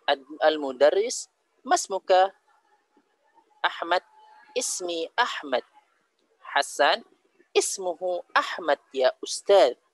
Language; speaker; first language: Arabic; non-native, fluent; Indonesian